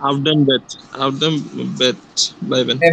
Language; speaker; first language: German; non-native, learner; Bangla